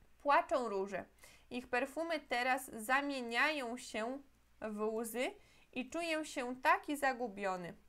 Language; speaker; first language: Polish; non-native, fluent; Portuguese